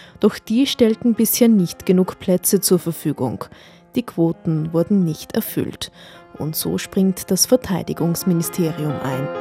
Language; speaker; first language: German; native; German